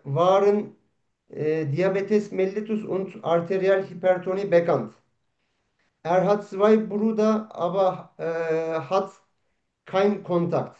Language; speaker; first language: German; non-native, learner; Turkish